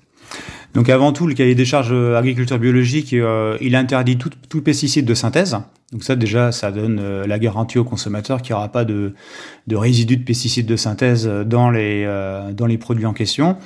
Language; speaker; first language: French; native; French